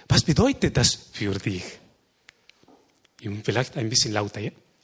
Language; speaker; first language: German; non-native, fluent; Spanish